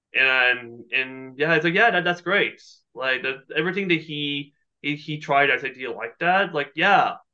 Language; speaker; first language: English; native; English